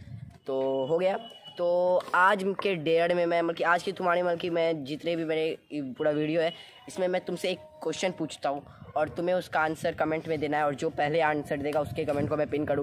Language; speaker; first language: Hindi; native; Hindi